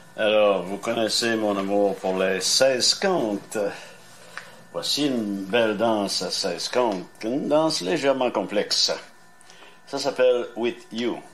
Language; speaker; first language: French; native; French